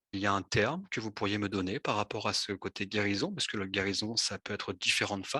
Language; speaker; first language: French; native; French